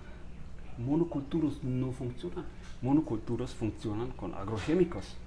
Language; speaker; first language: Spanish; non-native, fluent; German